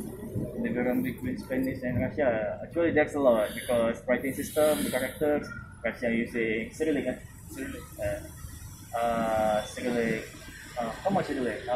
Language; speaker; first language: English; non-native, learner; Indonesian